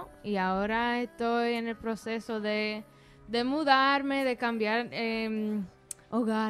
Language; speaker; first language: Spanish; early bilingual, heritage; Spanish